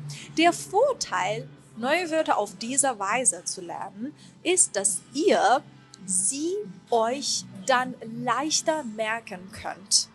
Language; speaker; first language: German; non-native, fluent; Persian